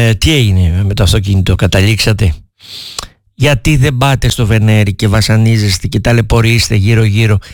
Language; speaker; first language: Greek; native; Greek